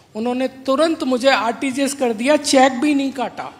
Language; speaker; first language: Hindi; native; Hindi